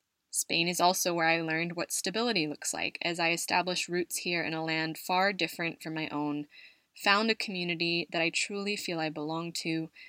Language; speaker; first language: English; native; English